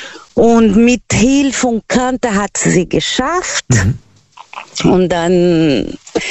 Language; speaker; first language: German; non-native, learner; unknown